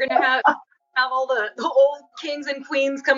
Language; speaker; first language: English; non-native, fluent; French